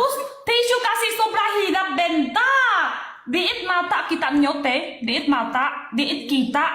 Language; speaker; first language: Filipino; non-native, learner; Chinese